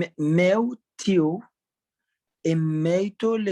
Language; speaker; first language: Portuguese; non-native, learner; Arabic